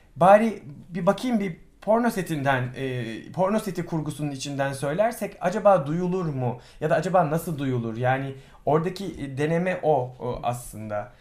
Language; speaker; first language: Turkish; native; Turkish